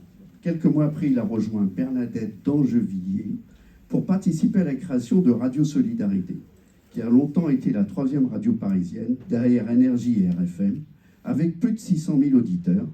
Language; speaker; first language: French; native; French